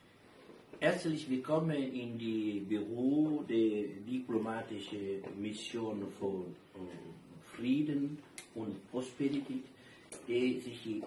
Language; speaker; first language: German; non-native, fluent; Albanian